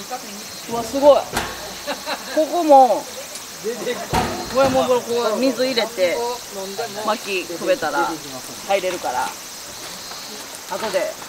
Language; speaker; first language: Japanese; native; Japanese